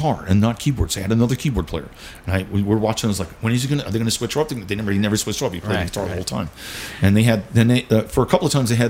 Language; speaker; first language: English; native; English